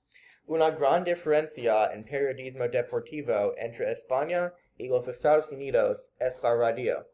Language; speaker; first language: Spanish; non-native, learner; English